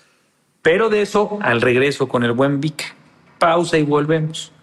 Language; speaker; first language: Spanish; native; Spanish